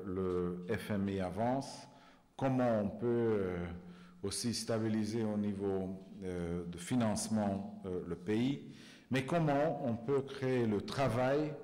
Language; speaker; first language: French; non-native, fluent; Hungarian